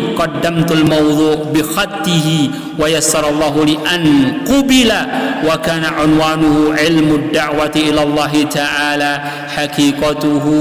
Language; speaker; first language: Arabic; non-native, fluent; Indonesian